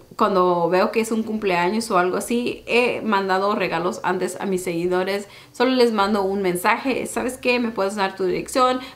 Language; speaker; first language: Spanish; early bilingual, heritage; Spanish